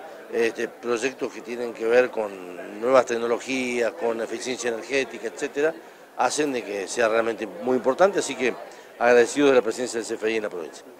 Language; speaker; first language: Spanish; native; Spanish